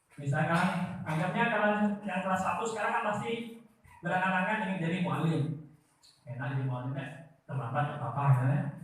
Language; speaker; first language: Indonesian; non-native, local second language; Madurese